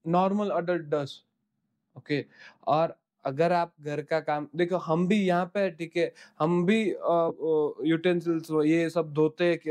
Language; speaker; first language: Hindi; non-native, local second language; Gujarati